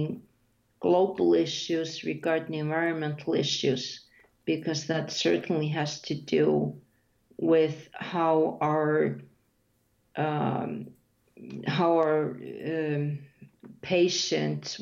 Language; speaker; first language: English; non-native, fluent; Icelandic